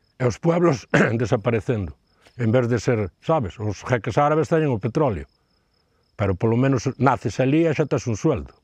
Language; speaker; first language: Galician; native; Galician